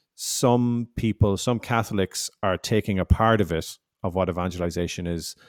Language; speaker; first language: English; native; English